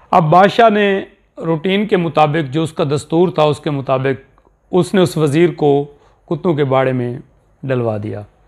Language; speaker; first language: Urdu; non-native, local second language; Saraiki